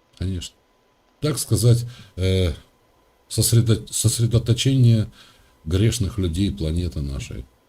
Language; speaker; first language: Russian; native; Russian